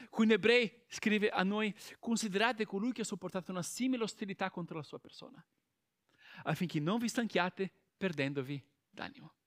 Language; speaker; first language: Italian; non-native, fluent; Portuguese